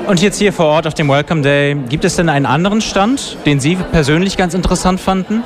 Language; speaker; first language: German; native; German